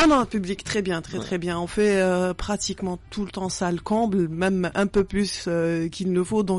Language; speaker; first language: French; non-native, local second language; Arabic